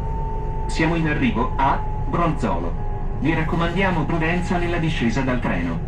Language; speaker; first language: Italian; native; Italian